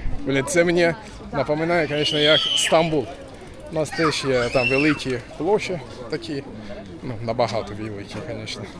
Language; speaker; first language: Ukrainian; non-native, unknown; Turkish